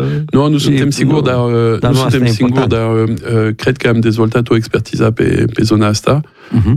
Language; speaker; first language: Romanian; non-native, learner; French